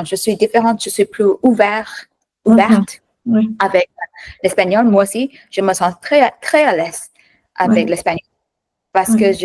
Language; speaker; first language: French; non-native, learner; Thai